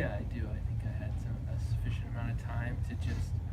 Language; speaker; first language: English; native; English